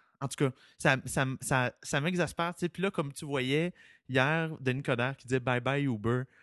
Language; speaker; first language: French; native; French